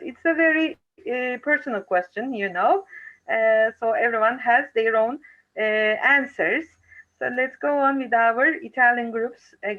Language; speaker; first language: English; non-native, fluent; Turkish